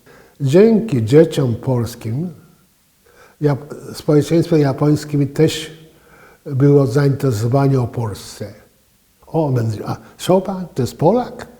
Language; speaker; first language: Polish; non-native, fluent; Japanese